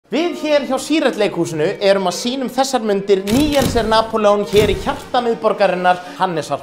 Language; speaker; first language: Icelandic; native; Icelandic